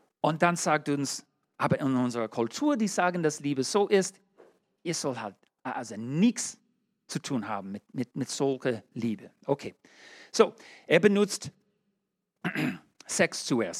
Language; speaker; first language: German; non-native, learner; English